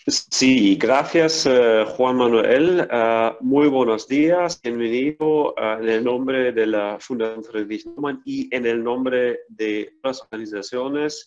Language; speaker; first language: Spanish; non-native, fluent; German